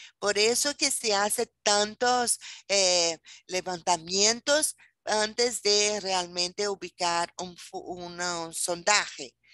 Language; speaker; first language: Spanish; non-native, fluent; Portuguese